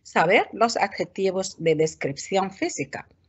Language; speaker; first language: Spanish; non-native, fluent; Arabic